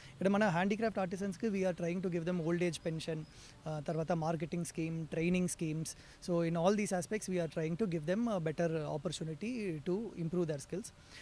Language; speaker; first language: English; non-native, local second language; Telugu